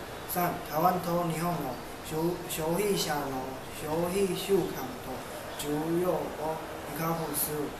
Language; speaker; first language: Japanese; non-native, learner; Chinese